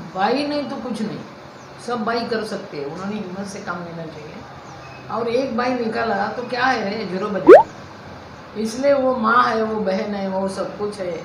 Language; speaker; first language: Hindi; non-native, local second language; Marathi